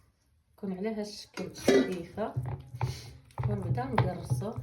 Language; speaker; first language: Arabic; native; Arabic